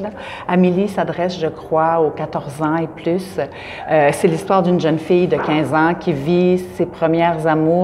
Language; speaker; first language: French; native; French